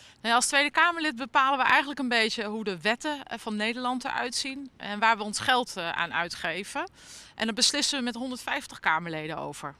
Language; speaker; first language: Dutch; native; Dutch